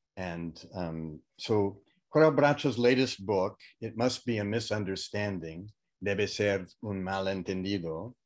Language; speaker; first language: English; native; English